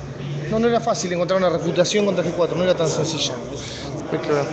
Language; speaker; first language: Spanish; native; Spanish